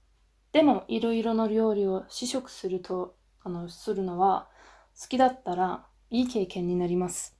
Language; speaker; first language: Japanese; non-native, fluent; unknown